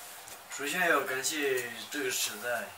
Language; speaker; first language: Chinese; non-native, local second language; Tibetan